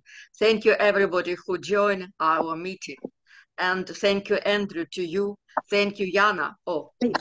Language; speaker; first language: English; non-native, learner; Ukrainian